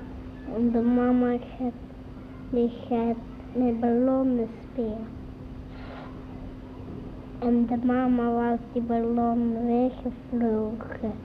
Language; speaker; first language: Dutch; early bilingual, other home language; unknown